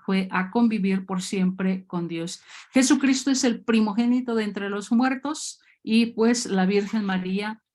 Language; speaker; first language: Spanish; native; Spanish